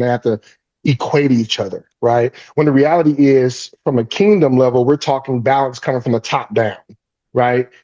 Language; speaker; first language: English; native; English